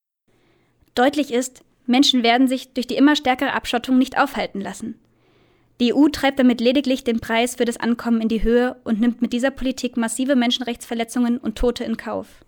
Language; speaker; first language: German; native; German